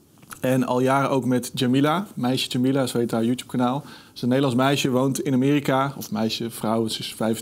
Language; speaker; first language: Dutch; native; Dutch